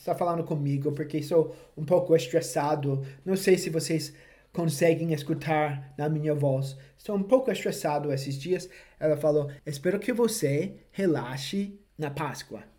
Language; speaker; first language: Portuguese; non-native, fluent; English